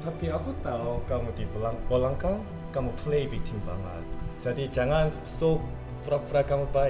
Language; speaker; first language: Indonesian; non-native, learner; Korean